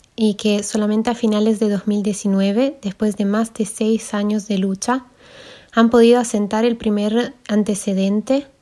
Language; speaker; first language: Spanish; non-native, fluent; German